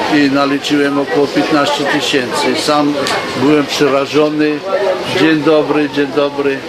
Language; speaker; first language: Polish; non-native, fluent; Armenian